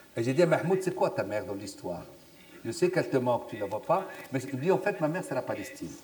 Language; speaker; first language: French; non-native, local second language; Arabic